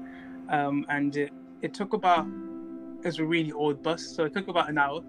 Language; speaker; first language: English; non-native, local second language; Tswana